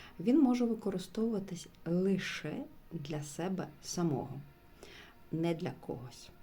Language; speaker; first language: Ukrainian; non-native, local second language; Russian